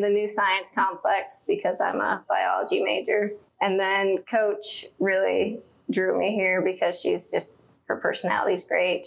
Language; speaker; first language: English; native; English